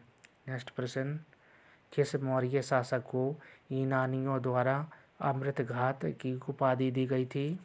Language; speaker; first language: Hindi; native; Hindi